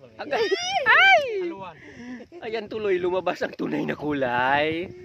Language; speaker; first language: Filipino; non-native, local second language; Cebuano